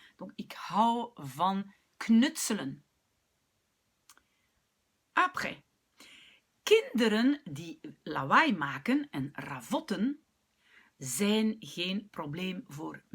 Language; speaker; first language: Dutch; non-native, local second language; French